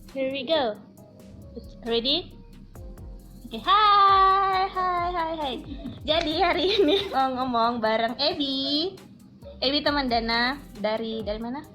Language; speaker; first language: Indonesian; native; Indonesian